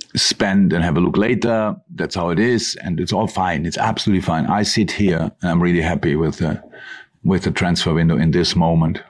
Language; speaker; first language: English; non-native, fluent; German